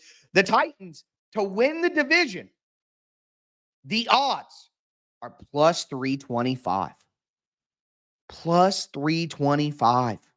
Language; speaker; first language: English; native; English